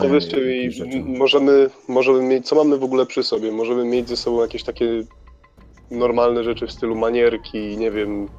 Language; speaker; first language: Polish; native; Polish